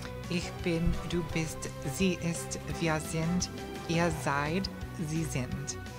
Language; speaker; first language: German; non-native, learner; English